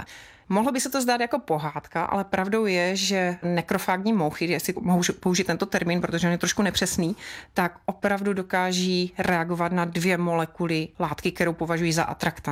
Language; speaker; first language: Czech; native; Czech